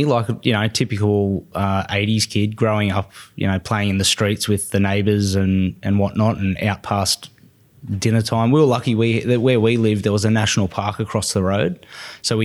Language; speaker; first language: English; native; English